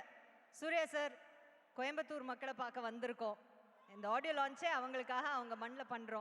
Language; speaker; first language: Tamil; native; Tamil